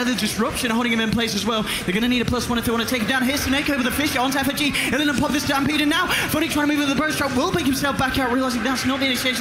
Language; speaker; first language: English; native; English